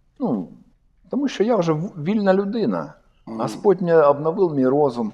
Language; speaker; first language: Ukrainian; non-native, local second language; Russian